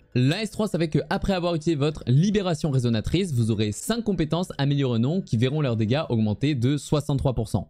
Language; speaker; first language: French; native; French